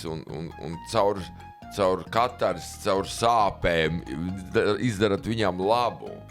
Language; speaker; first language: Latvian; native; Latvian